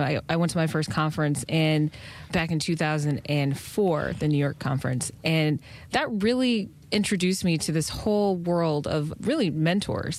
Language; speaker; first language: English; native; English